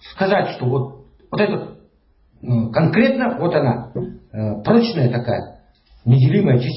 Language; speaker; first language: Russian; native; Russian